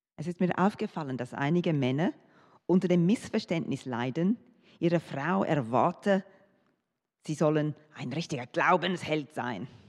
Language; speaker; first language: German; non-native, fluent; English